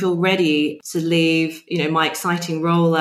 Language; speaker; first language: English; native; English